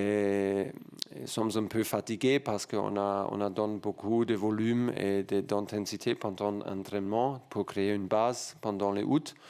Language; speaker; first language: French; non-native, learner; German